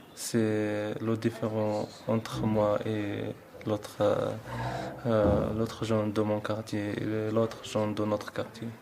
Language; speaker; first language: French; non-native, learner; Arabic